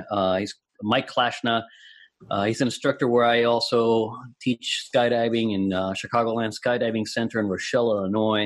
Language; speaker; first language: English; non-native, fluent; Spanish